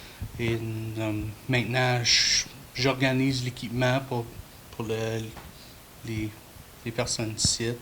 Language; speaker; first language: French; non-native, local second language; English